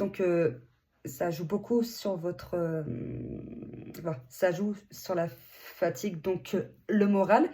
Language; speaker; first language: French; native; French